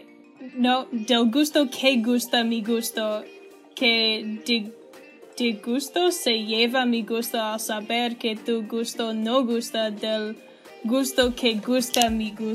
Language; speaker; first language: Spanish; non-native, learner; English